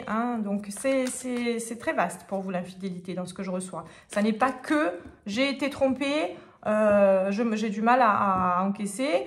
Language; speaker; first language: French; native; French